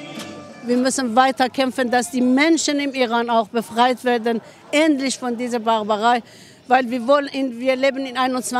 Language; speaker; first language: German; non-native, fluent; Persian